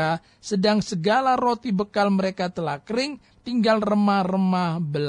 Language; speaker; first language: Indonesian; native; Indonesian